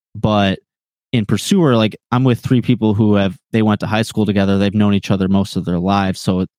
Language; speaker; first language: English; native; English